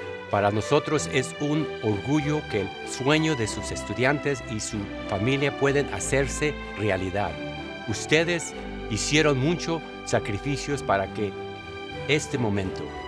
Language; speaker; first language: Spanish; early bilingual, heritage; Spanish